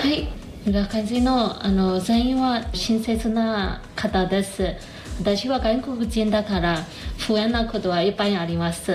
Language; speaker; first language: Japanese; non-native, learner; Burmese